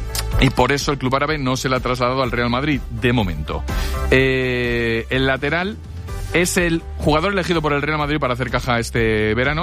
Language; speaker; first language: Spanish; native; Spanish